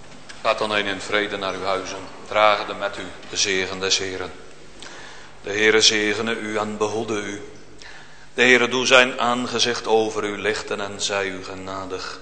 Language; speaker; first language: Dutch; native; Dutch